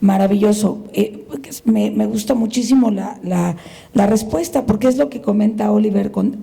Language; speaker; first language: Spanish; native; Spanish